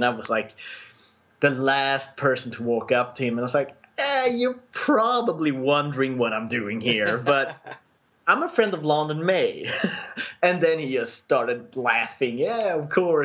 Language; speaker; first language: English; non-native, fluent; Swedish